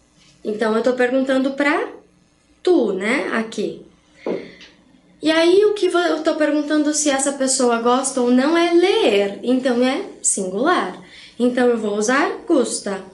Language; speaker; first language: Spanish; non-native, fluent; Portuguese